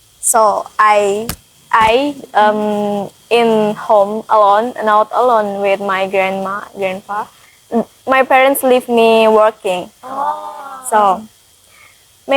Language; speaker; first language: English; non-native, learner; Indonesian